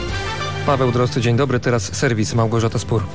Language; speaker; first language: Polish; native; Polish